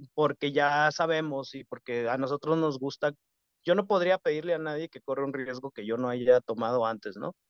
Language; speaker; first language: Spanish; native; Spanish